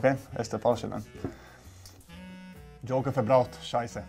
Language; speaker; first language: German; non-native, fluent; Finnish